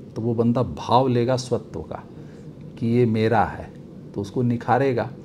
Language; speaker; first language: Hindi; native; Hindi